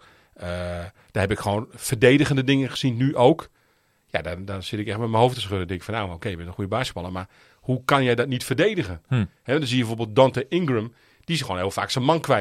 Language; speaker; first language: Dutch; native; Dutch